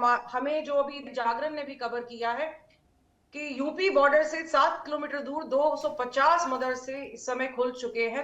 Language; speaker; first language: Hindi; native; Hindi